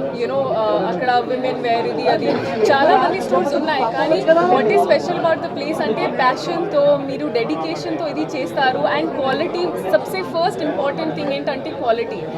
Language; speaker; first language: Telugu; non-native, fluent; Hindi